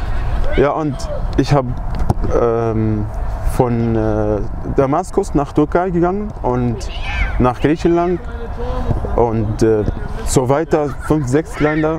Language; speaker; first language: German; non-native, learner; Arabic